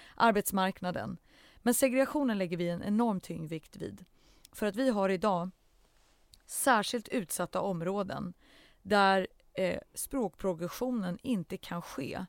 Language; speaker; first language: Swedish; early bilingual, other home language; Central Kurdish